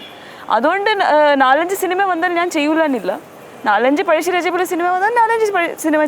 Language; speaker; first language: Malayalam; non-native, fluent; Tamil